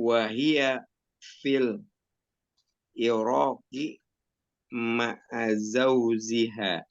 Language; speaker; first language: Arabic; non-native, learner; Indonesian